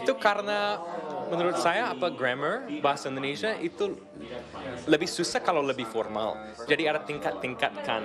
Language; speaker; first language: Indonesian; non-native, fluent; English